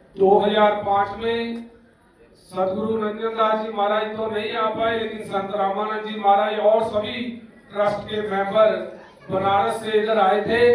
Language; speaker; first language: Hindi; non-native, local second language; Punjabi